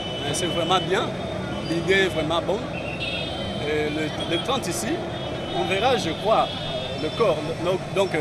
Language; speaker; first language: French; non-native, local second language; Lingala